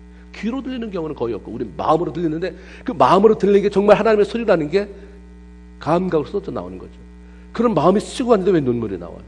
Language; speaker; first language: Korean; native; Korean